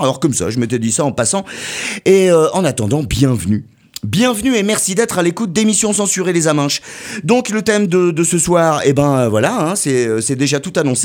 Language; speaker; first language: French; native; French